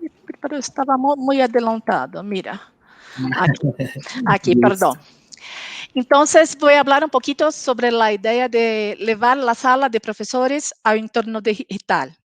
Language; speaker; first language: Spanish; non-native, local second language; Portuguese